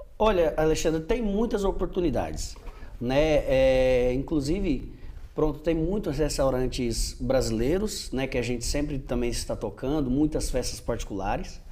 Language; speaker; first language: Portuguese; native; Portuguese